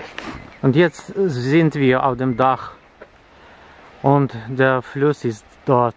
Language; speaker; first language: German; non-native, learner; Ukrainian